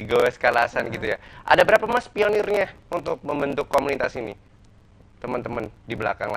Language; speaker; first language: Indonesian; native; Indonesian